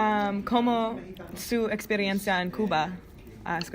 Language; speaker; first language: Spanish; non-native, learner; English